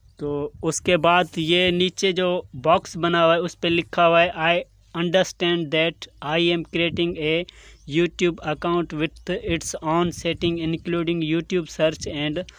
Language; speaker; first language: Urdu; non-native, local second language; Sindhi